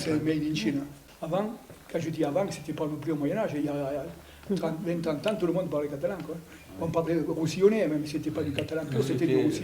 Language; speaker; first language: French; native; French